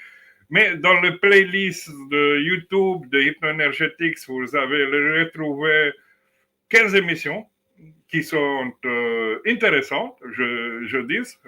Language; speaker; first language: French; non-native, fluent; Romanian